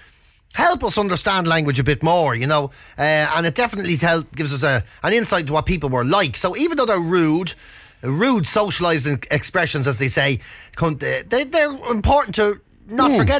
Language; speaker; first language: English; native; English